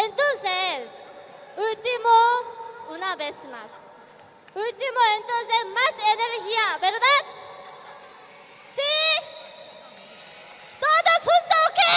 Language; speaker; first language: Spanish; non-native, learner; Korean